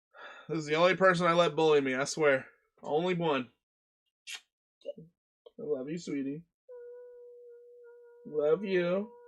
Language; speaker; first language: English; native; English